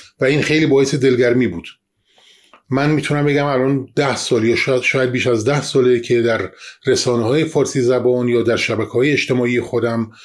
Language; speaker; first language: Persian; non-native, local second language; Kurdish